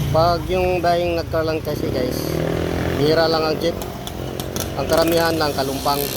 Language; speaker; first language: Filipino; non-native, local second language; Cebuano